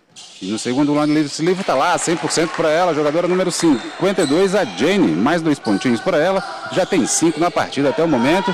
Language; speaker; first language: Portuguese; native; Portuguese